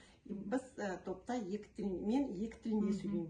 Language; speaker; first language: Kazakh; non-native, local second language; Russian